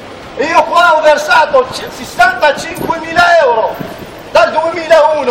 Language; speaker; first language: Italian; non-native, fluent; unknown